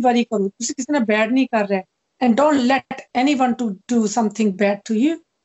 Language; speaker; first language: English; non-native, local second language; Punjabi